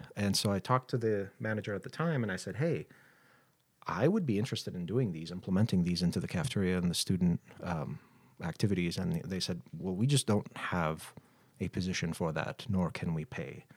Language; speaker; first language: English; non-native, fluent; Arabic